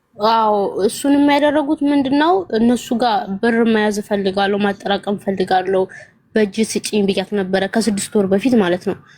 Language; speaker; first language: Amharic; native; Amharic